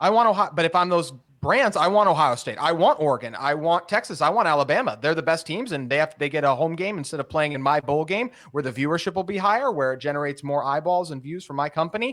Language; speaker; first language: English; native; English